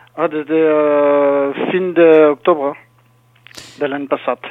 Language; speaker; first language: Catalan; non-native, local second language; French